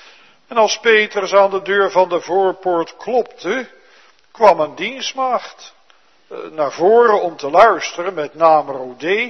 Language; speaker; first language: Dutch; native; Dutch